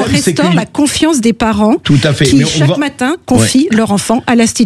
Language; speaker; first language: French; native; French